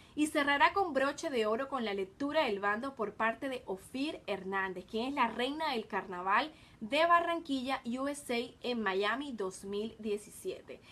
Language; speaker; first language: Spanish; native; Spanish